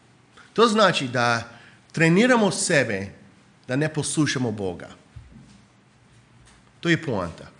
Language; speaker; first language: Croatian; non-native, fluent; English